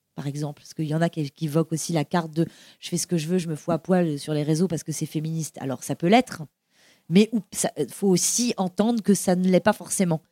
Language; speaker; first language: French; native; French